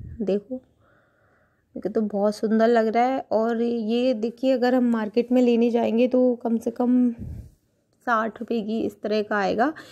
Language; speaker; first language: Hindi; native; Hindi